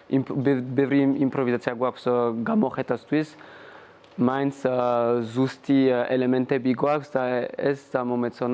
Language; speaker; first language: Georgian; non-native, fluent; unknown